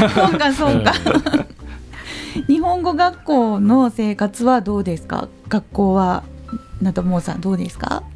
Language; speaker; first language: Japanese; native; Japanese